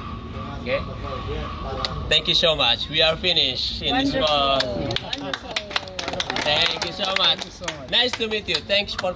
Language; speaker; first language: English; non-native, fluent; Indonesian